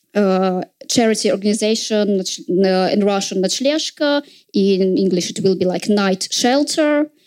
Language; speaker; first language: English; non-native, fluent; Russian